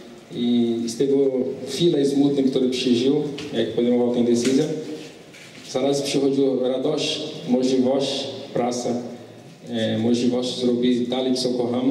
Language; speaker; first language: Polish; non-native, learner; Portuguese